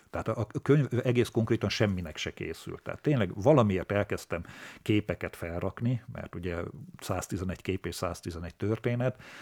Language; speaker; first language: Hungarian; native; Hungarian